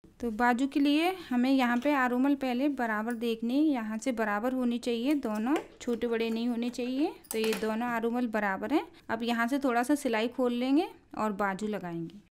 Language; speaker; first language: Hindi; native; Hindi